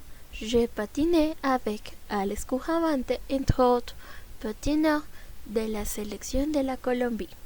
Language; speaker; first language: French; non-native, learner; Spanish